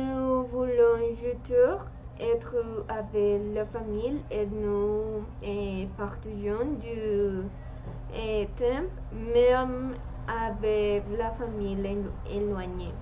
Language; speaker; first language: French; non-native, learner; Spanish